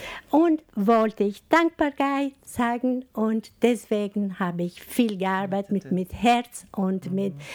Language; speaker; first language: German; non-native, fluent; Albanian